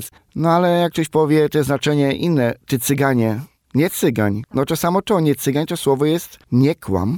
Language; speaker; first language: Polish; non-native, local second language; Romany